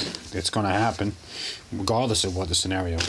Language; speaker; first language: English; native; English